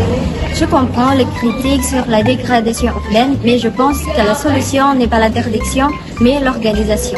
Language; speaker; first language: French; non-native, learner; Indonesian